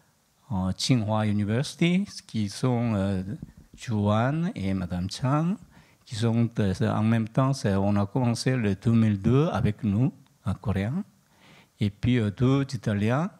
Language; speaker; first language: French; non-native, learner; Korean